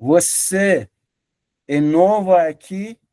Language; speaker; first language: Portuguese; non-native, fluent; Persian